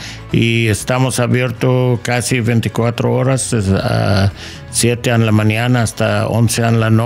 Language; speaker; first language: Spanish; non-native, fluent; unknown